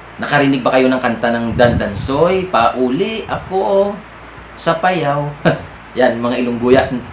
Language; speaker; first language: Filipino; non-native, local second language; Hiligaynon